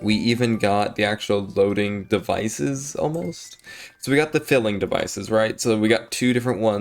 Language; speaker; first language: English; native; English